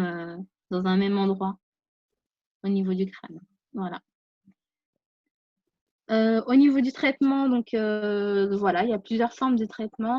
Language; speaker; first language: French; native; French